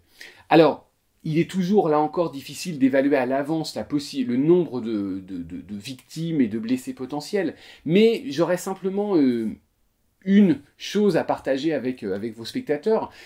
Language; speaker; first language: French; native; French